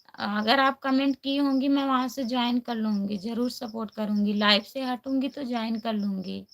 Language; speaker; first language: Hindi; native; Hindi